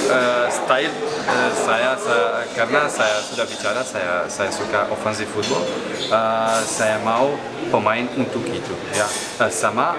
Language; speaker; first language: Indonesian; non-native, learner; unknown